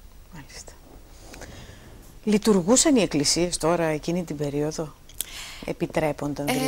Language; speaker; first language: Greek; native; Greek